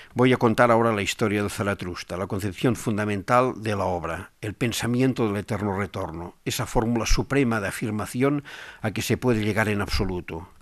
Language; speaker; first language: Spanish; non-native, local second language; Catalan